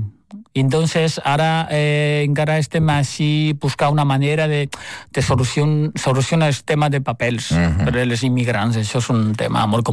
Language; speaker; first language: Catalan; non-native, fluent; Chinese